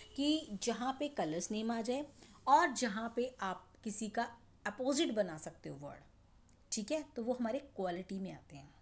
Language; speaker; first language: Hindi; native; Hindi